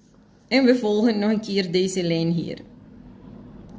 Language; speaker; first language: Dutch; non-native, fluent; Spanish